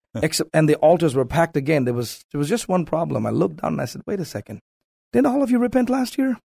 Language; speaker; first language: English; non-native, local second language; Malayalam